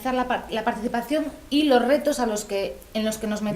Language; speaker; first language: Spanish; native; Spanish